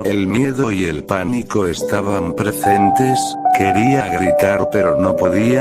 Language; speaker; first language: Spanish; native; Spanish